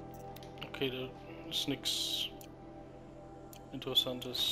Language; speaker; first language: German; native; German